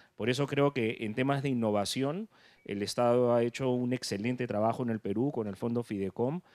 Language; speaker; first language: Spanish; native; Spanish